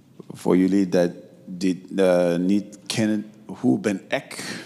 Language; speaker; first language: Dutch; non-native, learner; English